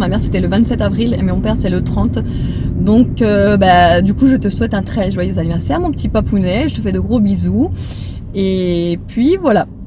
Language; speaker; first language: French; native; French